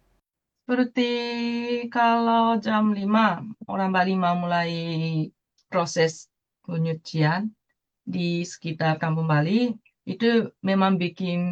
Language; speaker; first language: Indonesian; non-native, fluent; Japanese